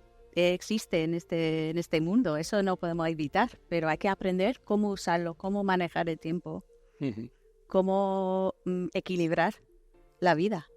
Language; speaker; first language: Spanish; non-native, fluent; English